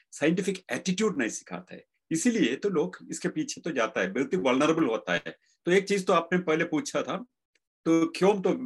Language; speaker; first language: Hindi; non-native, local second language; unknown